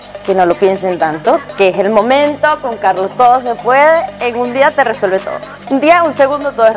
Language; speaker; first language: Spanish; native; Spanish